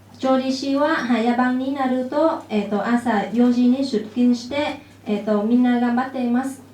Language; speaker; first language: Japanese; non-native, fluent; Vietnamese